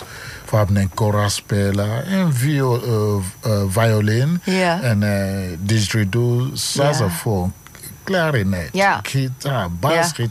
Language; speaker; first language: Dutch; non-native, fluent; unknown